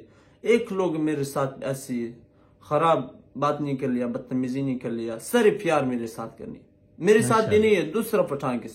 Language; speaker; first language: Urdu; non-native, local second language; Pashto